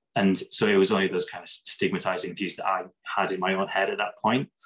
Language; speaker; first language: English; native; English